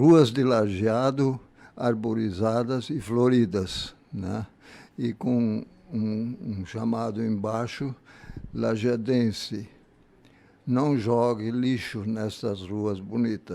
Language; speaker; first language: Portuguese; early bilingual, other home language; German